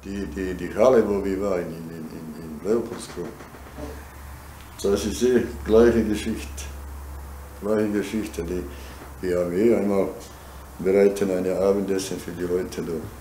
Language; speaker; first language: German; non-native, learner; Bosnian